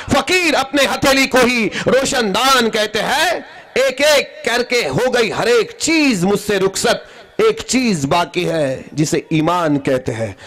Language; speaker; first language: Hindi; non-native, local second language; Marathi